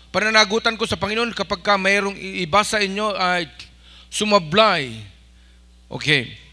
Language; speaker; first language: Filipino; non-native, local second language; Iloko